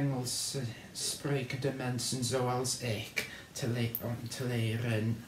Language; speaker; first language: Dutch; non-native, learner; English